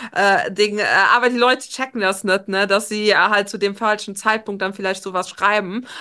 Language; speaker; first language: German; non-native, local second language; Luxembourgish